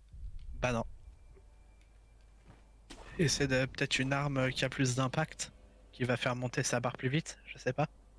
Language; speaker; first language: French; native; French